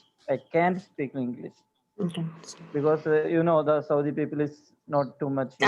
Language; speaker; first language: English; non-native, learner; Malayalam